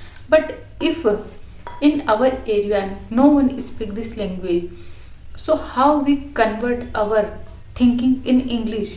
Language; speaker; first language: English; non-native, learner; Hindi